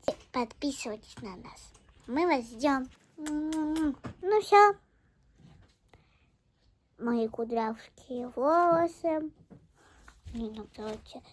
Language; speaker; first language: Russian; early bilingual, other home language; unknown